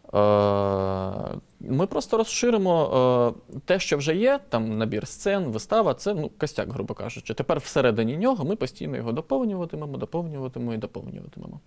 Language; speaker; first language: Ukrainian; native; Ukrainian